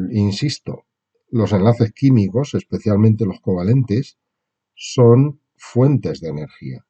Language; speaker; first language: Spanish; native; Spanish